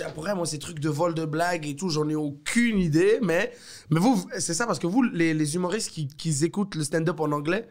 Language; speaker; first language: French; early bilingual, other home language; Arabic